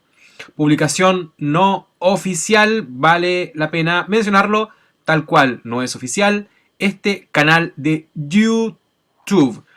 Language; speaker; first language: Spanish; native; Spanish